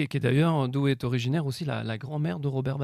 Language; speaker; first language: French; native; French